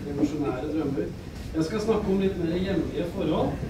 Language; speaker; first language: Norwegian; native; Norwegian